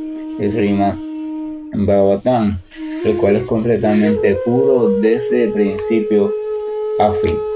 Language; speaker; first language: Spanish; native; Spanish